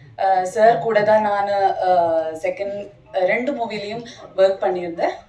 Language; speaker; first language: Tamil; non-native, fluent; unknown